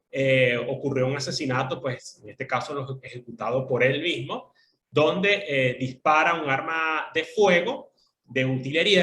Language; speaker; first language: Spanish; native; Spanish